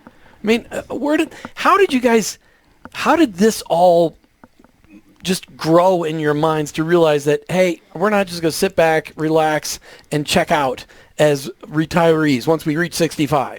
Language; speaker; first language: English; native; English